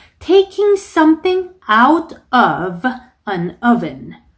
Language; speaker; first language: English; non-native, fluent; Korean